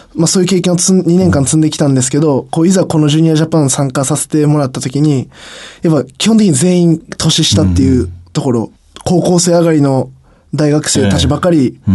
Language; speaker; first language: Japanese; native; Japanese